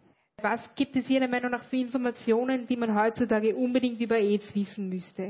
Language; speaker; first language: German; native; German